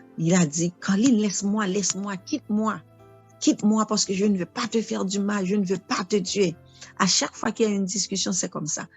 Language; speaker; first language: French; non-native, local second language; Haitian Creole